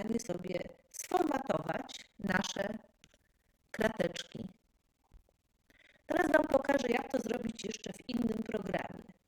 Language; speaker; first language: Polish; native; Polish